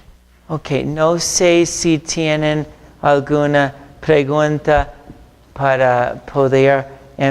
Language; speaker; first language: Spanish; non-native, fluent; English